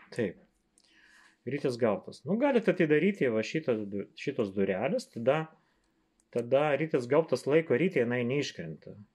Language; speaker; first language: Lithuanian; non-native, local second language; Russian